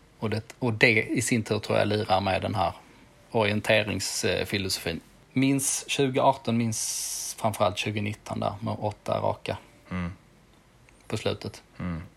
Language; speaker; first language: Swedish; native; Swedish